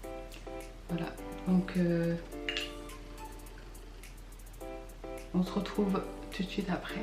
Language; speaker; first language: French; early bilingual, other home language; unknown